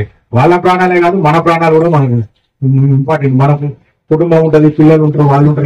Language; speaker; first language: Telugu; native; Telugu